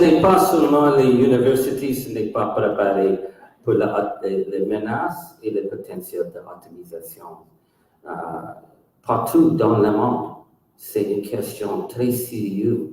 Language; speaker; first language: French; non-native, local second language; English